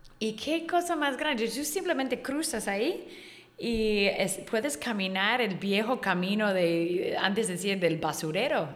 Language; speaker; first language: Spanish; non-native, fluent; English